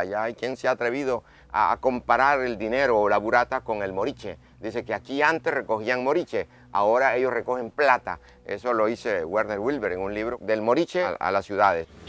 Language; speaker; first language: Spanish; native; Spanish